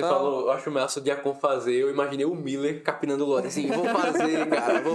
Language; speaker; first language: Portuguese; native; Portuguese